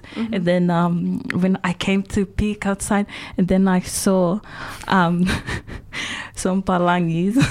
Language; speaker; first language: English; non-native, fluent; Tongan